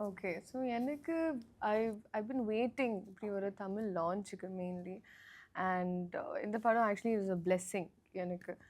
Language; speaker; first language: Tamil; non-native, learner; Telugu